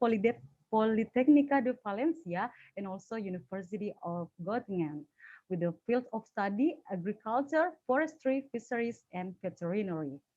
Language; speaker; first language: English; non-native, fluent; Indonesian